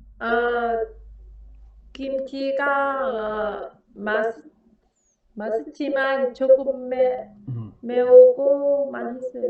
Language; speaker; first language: Korean; non-native, learner; Vietnamese